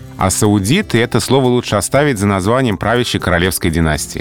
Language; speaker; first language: Russian; native; Russian